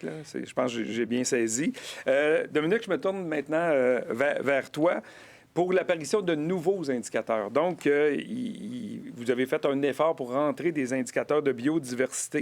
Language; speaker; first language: French; native; French